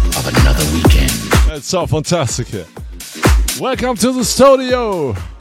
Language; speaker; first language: English; non-native, learner; German